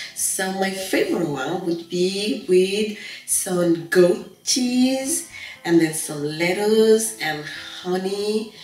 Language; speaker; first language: English; non-native, fluent; Spanish